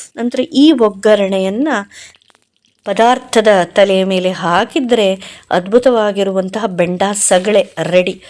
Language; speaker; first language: Kannada; non-native, local second language; Konkani